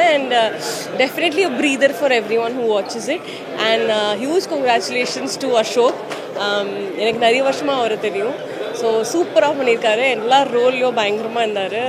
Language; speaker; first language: Tamil; non-native, fluent; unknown